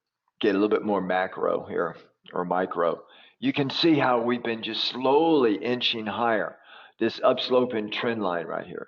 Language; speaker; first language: English; native; English